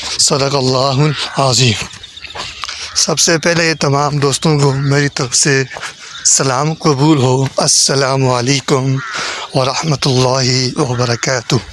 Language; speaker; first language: Urdu; non-native, local second language; Northern Hindko